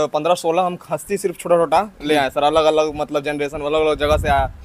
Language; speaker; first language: Hindi; native; Hindi